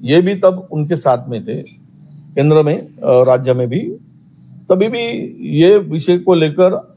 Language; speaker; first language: Hindi; non-native, local second language; Marathi